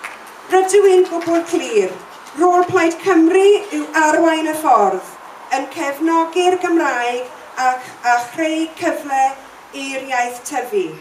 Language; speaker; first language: Welsh; non-native, local second language; English